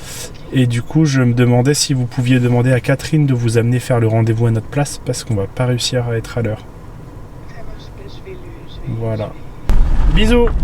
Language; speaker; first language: French; native; French